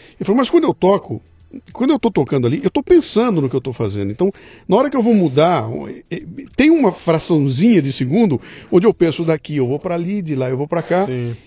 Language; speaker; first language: Portuguese; native; Portuguese